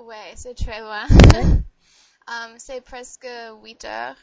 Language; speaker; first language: French; non-native, learner; English